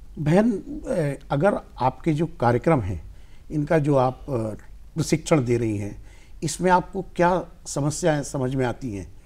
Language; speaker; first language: Hindi; native; Hindi